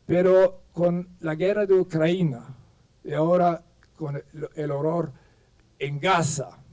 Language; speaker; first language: Spanish; non-native, fluent; Swedish